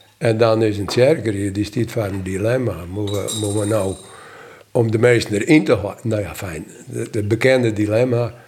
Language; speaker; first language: Dutch; non-native, local second language; Western Frisian